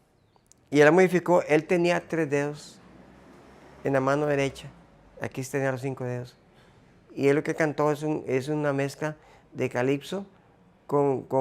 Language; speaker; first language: Spanish; native; Spanish